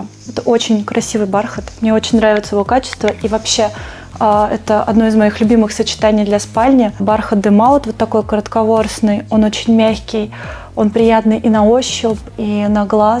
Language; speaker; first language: Russian; native; Russian